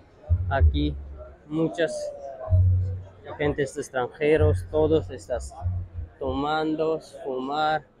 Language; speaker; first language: Spanish; non-native, learner; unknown